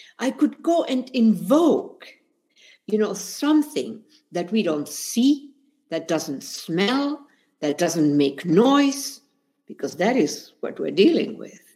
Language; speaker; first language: English; non-native, fluent; Spanish